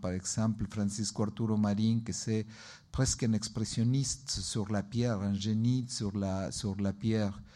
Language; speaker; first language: French; non-native, learner; Spanish